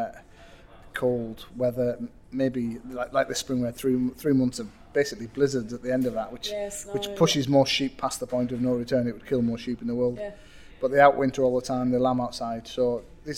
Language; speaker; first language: English; native; English